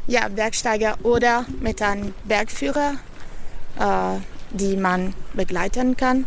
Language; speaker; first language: German; non-native, fluent; Italian